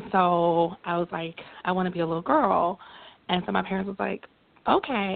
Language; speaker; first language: English; native; English